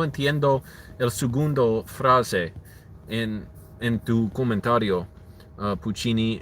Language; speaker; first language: Spanish; non-native, learner; English